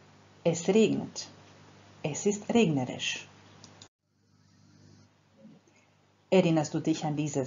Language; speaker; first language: German; non-native, fluent; Croatian